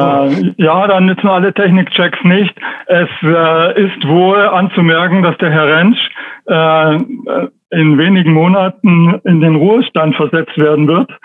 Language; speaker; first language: German; native; German